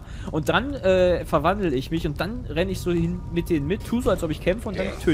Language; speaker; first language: German; native; German